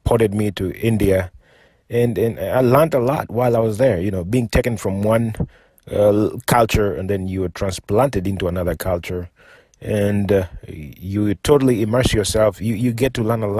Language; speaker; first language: English; non-native, local second language; Luo (Kenya and Tanzania)